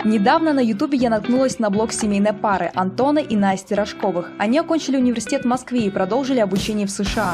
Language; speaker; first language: Russian; native; Russian